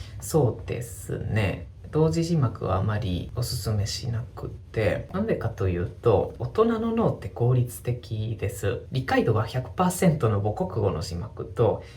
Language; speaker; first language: Japanese; non-native, fluent; Spanish